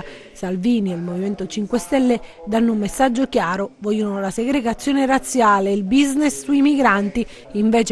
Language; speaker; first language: Italian; native; Italian